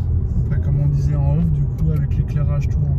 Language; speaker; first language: French; native; French